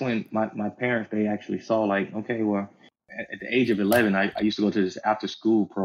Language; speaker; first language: English; native; English